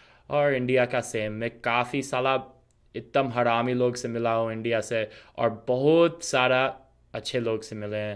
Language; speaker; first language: Hindi; non-native, fluent; English